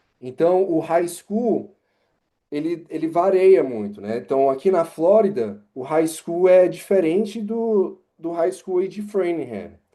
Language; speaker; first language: Portuguese; native; Portuguese